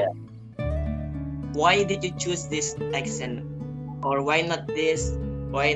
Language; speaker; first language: English; non-native, fluent; Indonesian